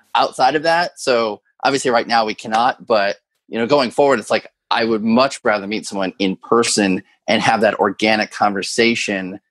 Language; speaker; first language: English; native; English